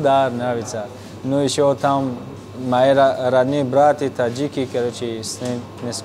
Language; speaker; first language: Russian; non-native, learner; Tajik